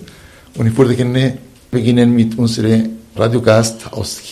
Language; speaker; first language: German; non-native, fluent; Spanish